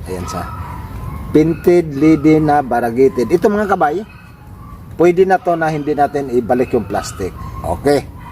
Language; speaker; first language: Filipino; native; Filipino